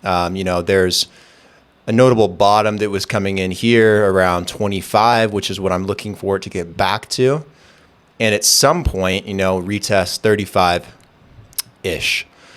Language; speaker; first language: English; native; English